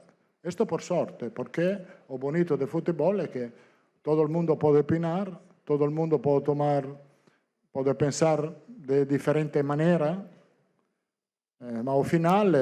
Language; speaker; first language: Portuguese; non-native, fluent; Italian